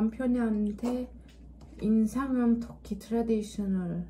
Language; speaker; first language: Korean; non-native, learner; Turkish